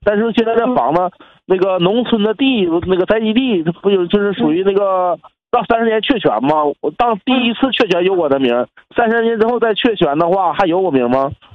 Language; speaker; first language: Chinese; native; Chinese